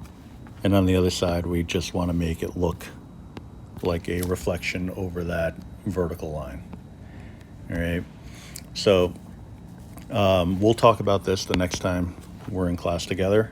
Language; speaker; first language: English; native; English